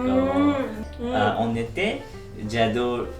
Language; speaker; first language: French; non-native, learner; Japanese